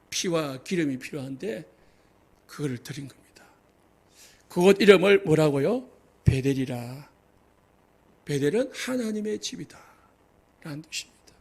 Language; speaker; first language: Korean; native; Korean